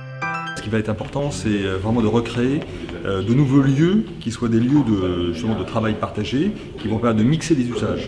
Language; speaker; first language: French; native; French